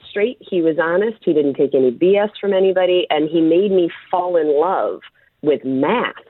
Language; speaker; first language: English; native; English